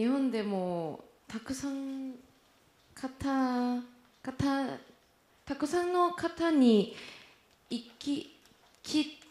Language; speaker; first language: Japanese; non-native, learner; Korean